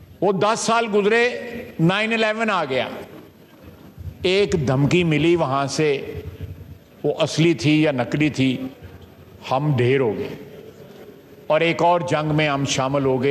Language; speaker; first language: Urdu; non-native, local second language; Punjabi